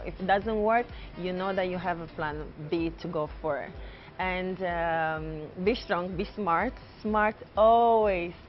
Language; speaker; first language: English; non-native, fluent; Portuguese